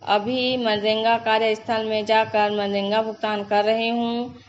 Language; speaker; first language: Hindi; native; Hindi